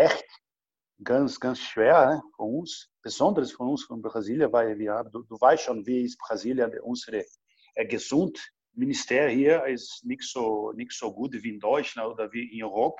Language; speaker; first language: German; non-native, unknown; Portuguese